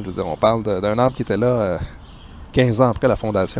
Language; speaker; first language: French; native; French